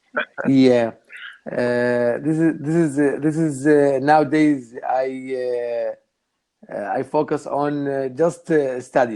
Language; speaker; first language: English; non-native, learner; Arabic